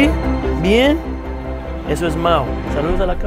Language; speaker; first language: Spanish; non-native, fluent; English